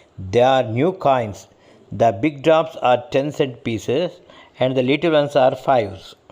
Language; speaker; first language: English; non-native, local second language; Telugu